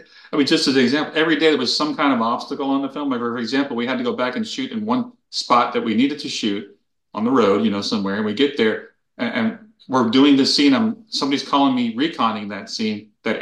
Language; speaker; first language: English; native; English